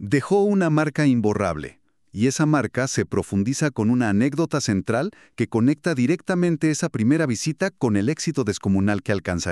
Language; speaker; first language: Spanish; native; Spanish